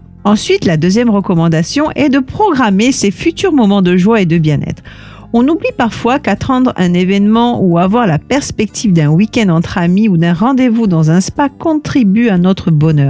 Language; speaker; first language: French; native; French